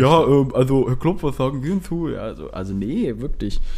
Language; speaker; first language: German; native; German